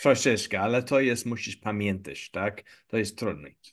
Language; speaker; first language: Polish; non-native, learner; English